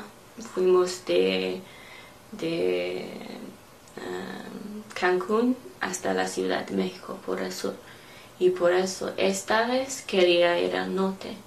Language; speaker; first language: Spanish; non-native, learner; English